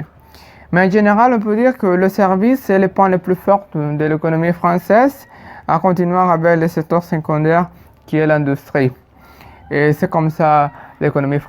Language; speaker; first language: French; non-native, fluent; Spanish